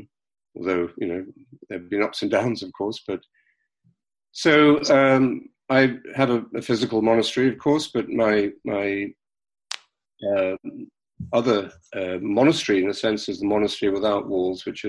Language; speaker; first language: English; native; English